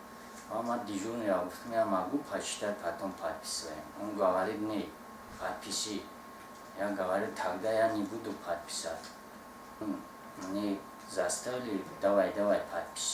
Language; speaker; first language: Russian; non-native, learner; Tajik